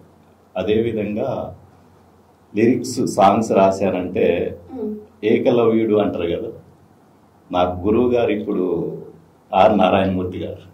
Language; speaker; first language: Telugu; native; Telugu